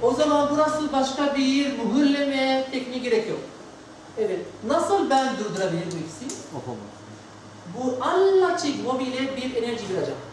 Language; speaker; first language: Turkish; non-native, learner; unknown